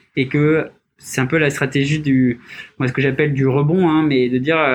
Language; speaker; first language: French; native; French